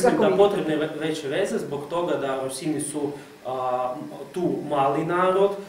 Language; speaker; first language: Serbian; non-native, fluent; Russian